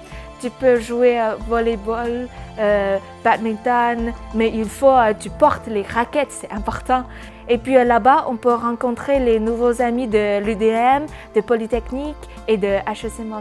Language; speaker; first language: French; non-native, learner; Chinese